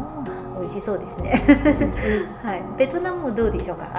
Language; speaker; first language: Japanese; non-native, fluent; Chinese